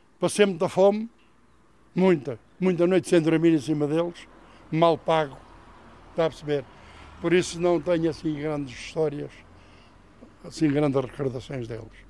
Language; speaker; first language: Portuguese; native; Portuguese